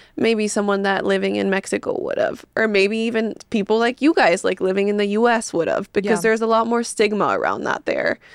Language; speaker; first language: English; early bilingual, other home language; Spanish